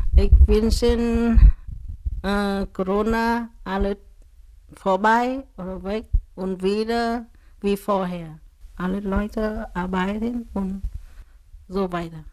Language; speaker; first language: German; non-native, learner; Vietnamese